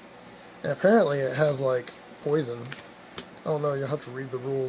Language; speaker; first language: English; native; English